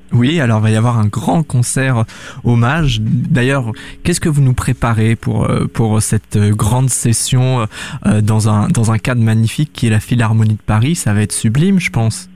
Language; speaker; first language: French; native; French